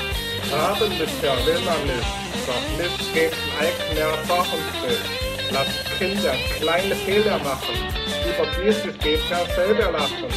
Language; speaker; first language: German; native; German